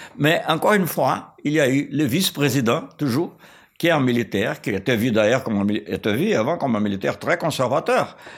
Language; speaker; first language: French; non-native, fluent; Portuguese